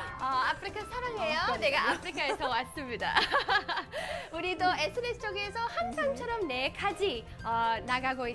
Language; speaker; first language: Korean; non-native, fluent; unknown